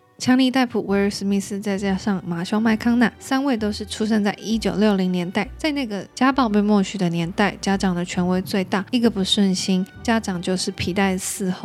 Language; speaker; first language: Chinese; native; Chinese